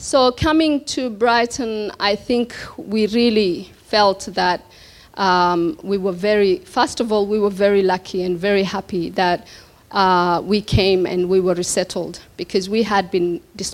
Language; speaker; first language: English; non-native, local second language; Somali